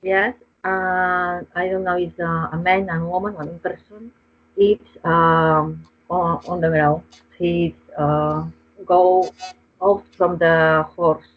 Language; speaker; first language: English; non-native, learner; Spanish